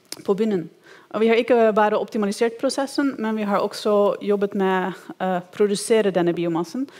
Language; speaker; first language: Norwegian; non-native, fluent; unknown